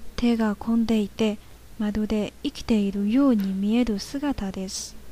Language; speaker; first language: Japanese; non-native, fluent; Chinese